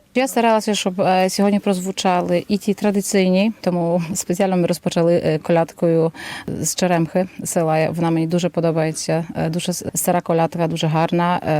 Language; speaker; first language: Ukrainian; early bilingual, heritage; Ukrainian